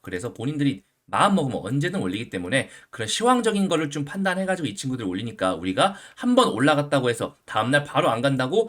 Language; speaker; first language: Korean; native; Korean